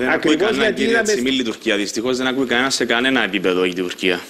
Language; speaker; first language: Greek; native; Greek